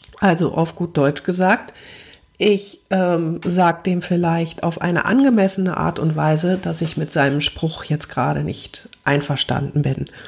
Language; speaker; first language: German; native; German